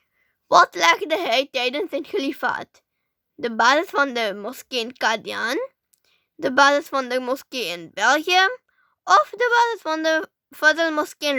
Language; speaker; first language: Dutch; early bilingual, other home language; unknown